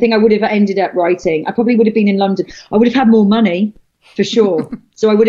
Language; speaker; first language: English; native; English